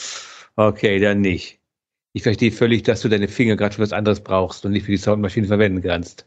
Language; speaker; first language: German; native; German